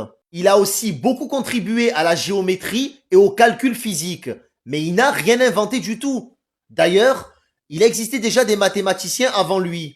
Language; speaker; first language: French; native; French